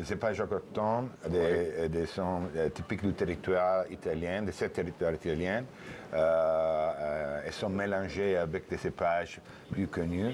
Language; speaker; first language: French; non-native, learner; Italian